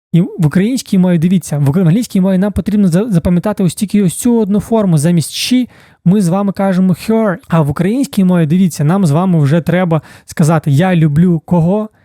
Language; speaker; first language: Ukrainian; native; Ukrainian